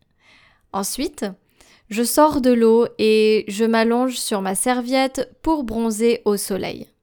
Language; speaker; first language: French; non-native, fluent; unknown